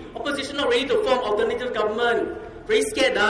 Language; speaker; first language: English; non-native, local second language; Chinese